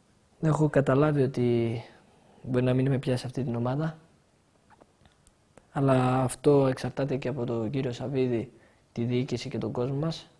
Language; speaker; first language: Greek; early bilingual, other home language; Albanian